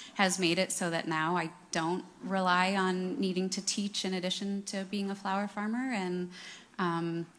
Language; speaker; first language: English; native; English